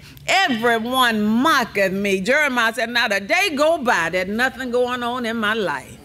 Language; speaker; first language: English; native; English